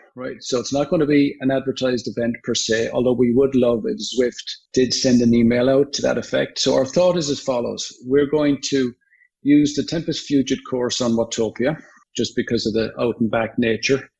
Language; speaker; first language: English; native; English